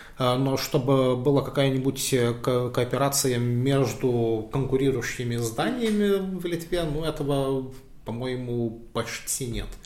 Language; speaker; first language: Russian; non-native, fluent; Lithuanian